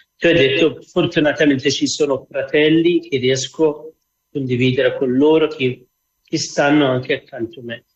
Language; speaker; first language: Italian; non-native, fluent; Arabic